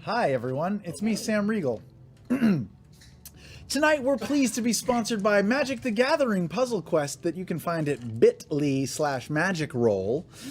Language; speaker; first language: English; native; English